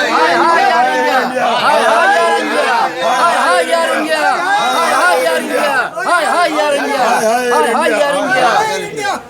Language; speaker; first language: Hindi; non-native, local second language; Bangla